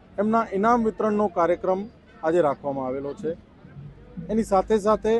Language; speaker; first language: Gujarati; non-native, local second language; Sindhi